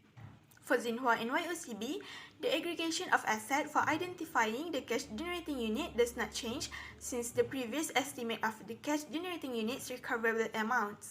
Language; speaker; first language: English; non-native, local second language; Malay